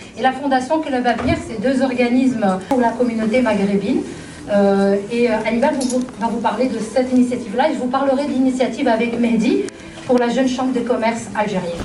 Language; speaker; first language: French; non-native, local second language; Arabic